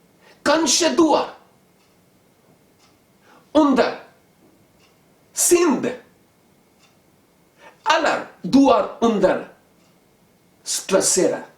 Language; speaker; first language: Swedish; non-native, learner; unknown